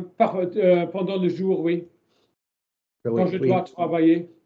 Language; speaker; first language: French; non-native, learner; German